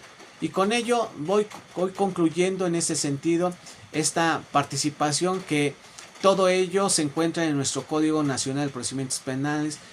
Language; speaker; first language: Spanish; native; Spanish